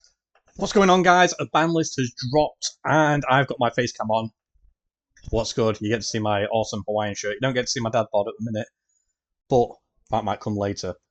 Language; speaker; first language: English; native; English